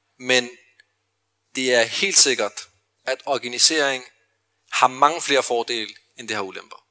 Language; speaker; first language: Danish; early bilingual, other home language; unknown